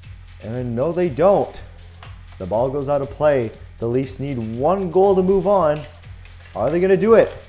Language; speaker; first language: English; native; English